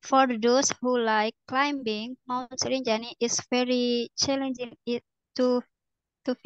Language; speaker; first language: English; non-native, learner; Indonesian